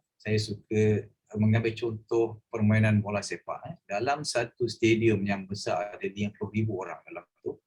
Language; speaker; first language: Malay; native; Malay